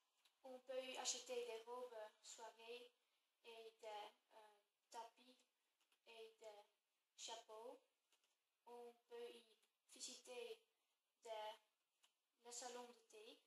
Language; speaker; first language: French; non-native, learner; Dutch